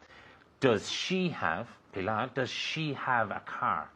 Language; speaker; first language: English; non-native, fluent; Spanish